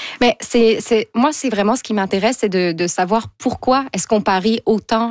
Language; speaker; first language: French; native; French